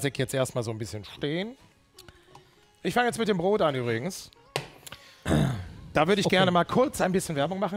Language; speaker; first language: German; native; German